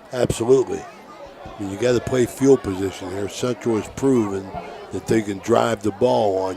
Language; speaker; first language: English; native; English